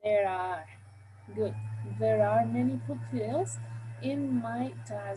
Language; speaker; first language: English; non-native, fluent; Spanish